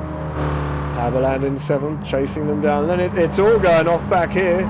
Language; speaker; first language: English; native; English